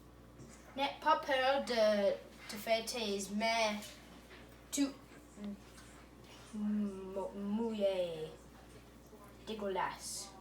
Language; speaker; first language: French; non-native, learner; English